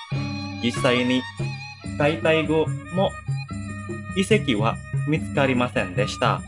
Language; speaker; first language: Japanese; non-native, fluent; Indonesian